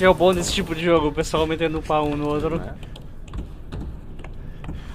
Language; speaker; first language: Portuguese; native; Portuguese